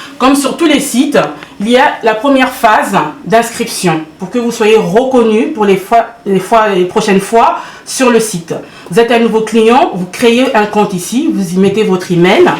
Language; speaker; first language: French; early bilingual, other home language; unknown